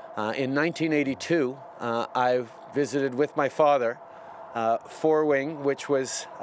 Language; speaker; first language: English; native; English